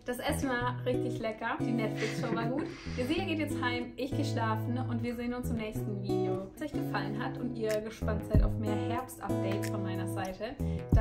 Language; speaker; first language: German; native; German